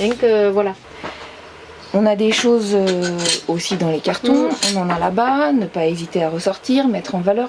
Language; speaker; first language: French; native; French